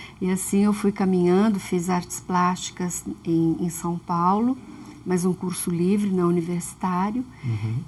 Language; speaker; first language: Portuguese; early bilingual, other home language; Russian